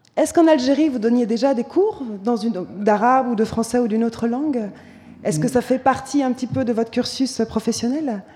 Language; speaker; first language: French; native; French